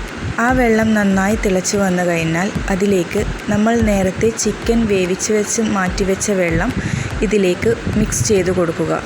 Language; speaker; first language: Malayalam; native; Malayalam